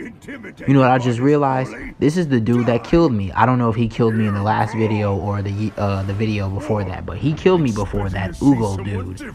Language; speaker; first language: English; native; English